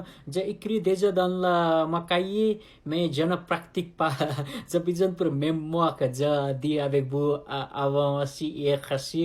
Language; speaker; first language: French; non-native, learner; Nepali